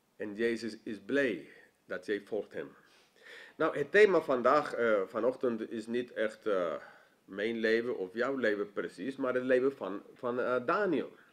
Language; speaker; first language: Dutch; non-native, fluent; English